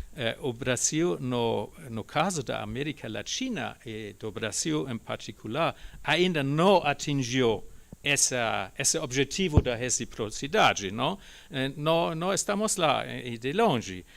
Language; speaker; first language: Portuguese; non-native, fluent; German